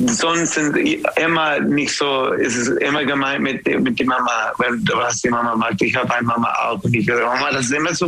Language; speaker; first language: German; non-native, learner; English